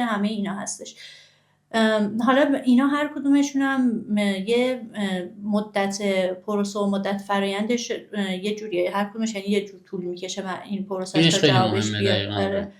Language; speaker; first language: Persian; native; Persian